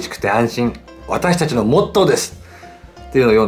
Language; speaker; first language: Japanese; native; Japanese